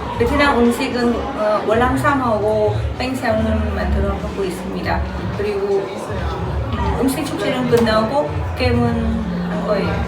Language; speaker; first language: Korean; non-native, learner; Vietnamese